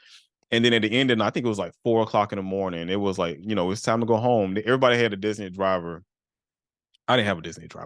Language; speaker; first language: English; native; English